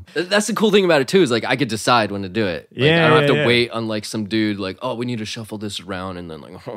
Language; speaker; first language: English; native; English